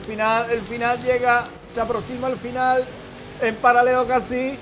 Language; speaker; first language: Spanish; native; Spanish